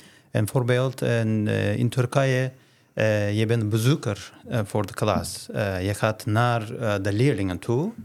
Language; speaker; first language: Dutch; non-native, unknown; Turkish